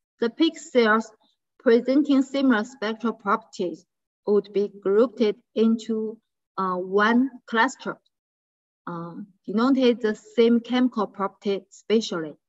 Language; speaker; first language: English; non-native, fluent; Chinese